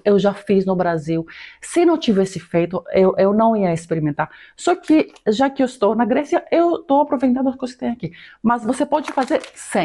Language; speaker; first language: Portuguese; non-native, fluent; Greek